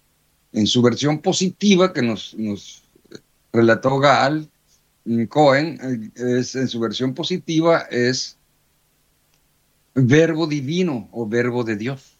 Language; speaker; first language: Spanish; native; Spanish